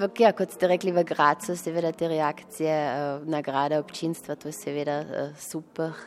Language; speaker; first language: Slovenian; early bilingual, heritage; Slovenian